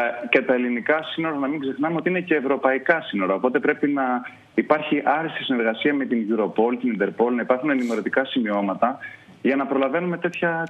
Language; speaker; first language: Greek; native; Greek